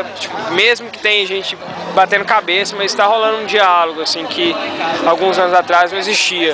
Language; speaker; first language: Portuguese; native; Portuguese